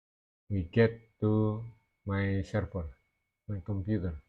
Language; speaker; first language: English; non-native, learner; Indonesian